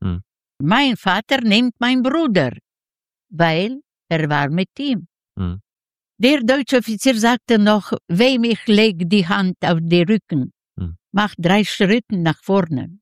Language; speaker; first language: German; non-native, learner; Yiddish